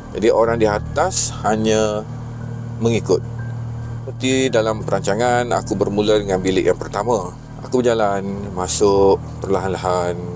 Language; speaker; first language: Malay; native; Malay